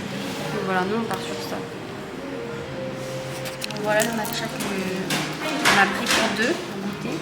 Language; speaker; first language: French; native; French